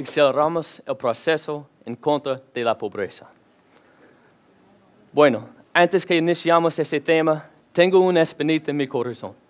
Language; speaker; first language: Spanish; non-native, learner; English